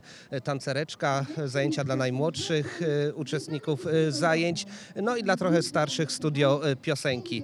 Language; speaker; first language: Polish; native; Polish